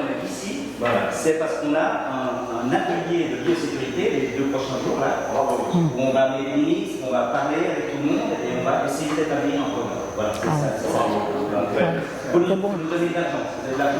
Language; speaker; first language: French; native; French